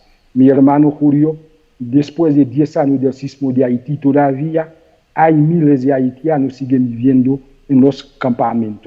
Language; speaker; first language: Spanish; non-native, fluent; Haitian Creole